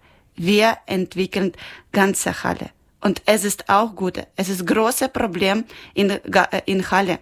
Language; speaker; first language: German; non-native, learner; Ukrainian